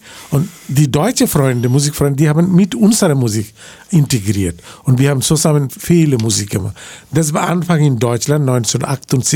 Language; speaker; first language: German; non-native, learner; Bangla